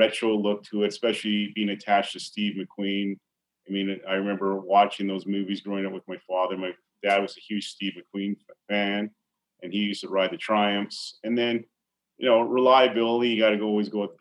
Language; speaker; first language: English; native; English